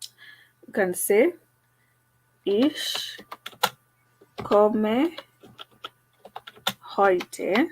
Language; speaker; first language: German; non-native, learner; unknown